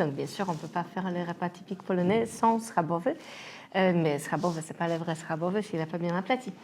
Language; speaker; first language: French; non-native, fluent; Polish